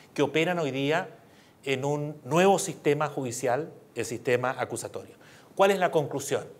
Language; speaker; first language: Spanish; native; Spanish